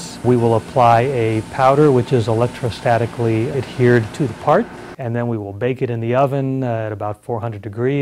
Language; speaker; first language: English; native; English